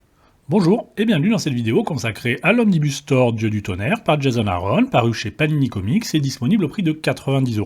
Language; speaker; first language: French; native; French